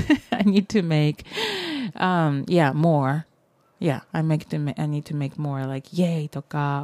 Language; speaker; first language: English; non-native, fluent; Japanese